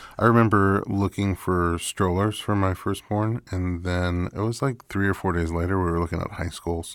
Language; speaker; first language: English; native; English